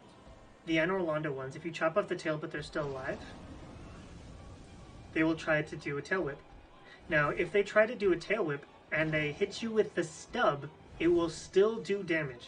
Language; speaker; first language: English; native; English